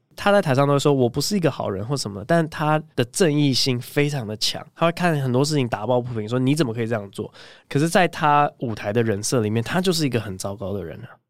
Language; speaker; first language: Chinese; native; Chinese